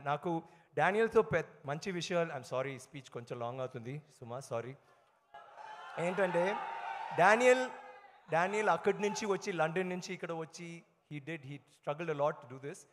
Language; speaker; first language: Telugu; non-native, learner; Tamil